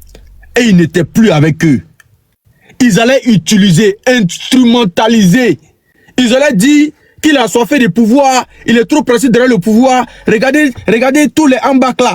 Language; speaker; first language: French; native; French